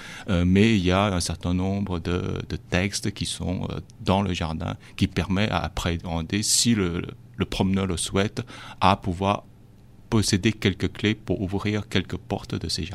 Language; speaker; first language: French; non-native, fluent; Chinese